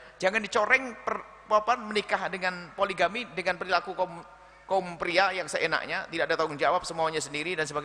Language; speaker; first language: Indonesian; native; Indonesian